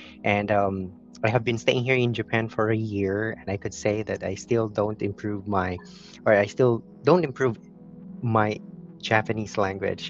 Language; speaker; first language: English; non-native, local second language; Cebuano